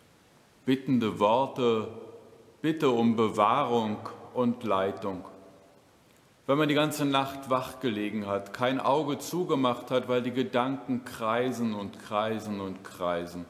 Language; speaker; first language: German; native; German